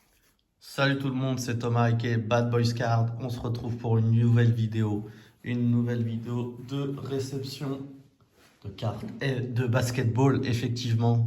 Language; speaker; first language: French; native; French